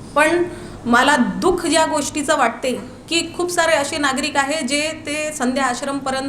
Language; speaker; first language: Marathi; non-native, local second language; Hindi